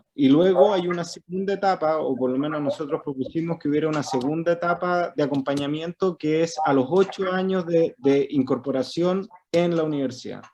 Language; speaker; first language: Spanish; native; Spanish